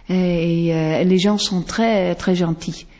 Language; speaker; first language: French; non-native, fluent; Western Frisian